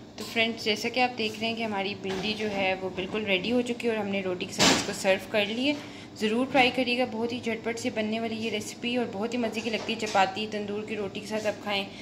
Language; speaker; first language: Urdu; native; Urdu